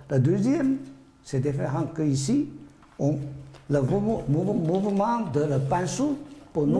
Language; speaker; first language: French; non-native, learner; Chinese